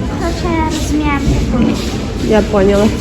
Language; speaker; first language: Polish; non-native, learner; Ukrainian